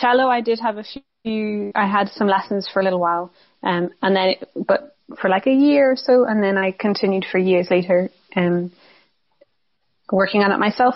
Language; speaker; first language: English; native; English